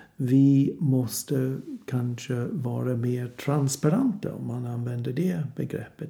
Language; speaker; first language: Swedish; non-native, fluent; English